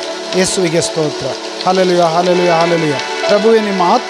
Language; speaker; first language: Kannada; native; Kannada